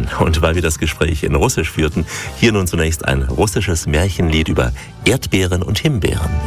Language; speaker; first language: German; native; German